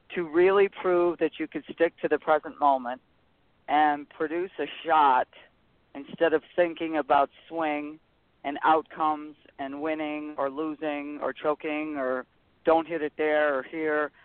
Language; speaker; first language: English; native; English